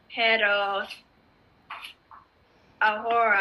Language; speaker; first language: Spanish; non-native, learner; English